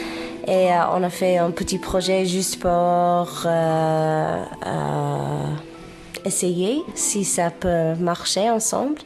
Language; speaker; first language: French; non-native, fluent; English